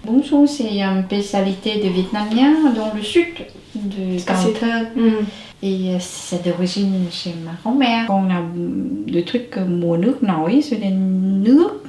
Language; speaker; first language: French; non-native, learner; Vietnamese